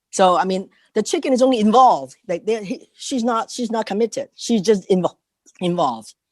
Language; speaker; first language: English; non-native, local second language; Cantonese